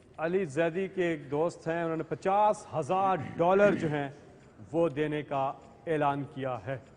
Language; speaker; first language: Urdu; native; Urdu